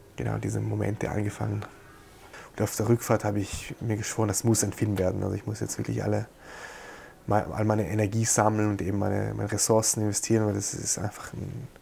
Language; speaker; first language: German; non-native, local second language; Ladin